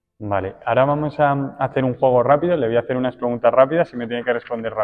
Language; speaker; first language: Spanish; native; Spanish